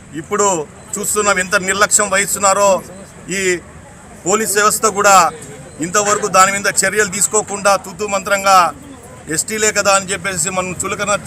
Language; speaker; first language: Telugu; non-native, local second language; Lambadi